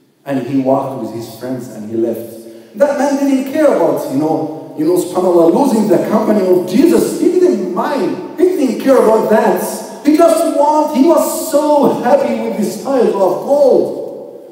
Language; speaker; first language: English; non-native, fluent; Arabic